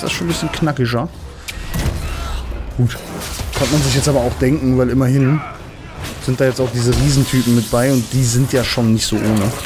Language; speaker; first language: German; native; German